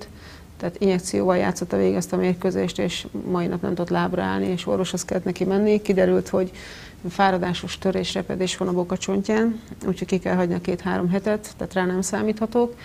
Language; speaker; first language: Hungarian; native; Hungarian